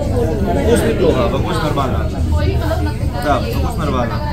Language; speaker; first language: Russian; non-native, learner; Hindi